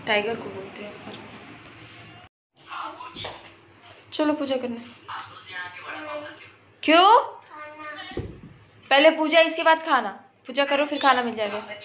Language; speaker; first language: Hindi; native; Hindi